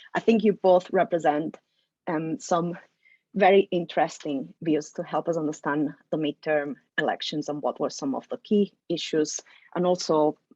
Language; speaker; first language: English; non-native, fluent; Catalan